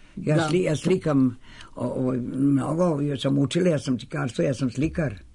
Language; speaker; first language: Serbian; native; Serbian